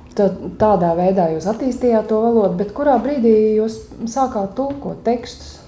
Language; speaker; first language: Latvian; native; Latvian